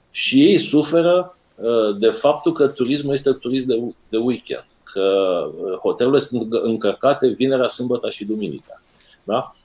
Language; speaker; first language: Romanian; native; Romanian